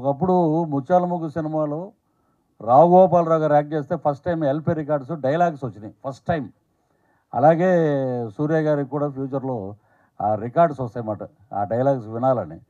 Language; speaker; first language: Telugu; native; Telugu